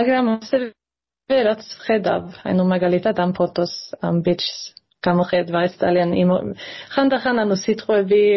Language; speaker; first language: Georgian; early bilingual, heritage; Georgian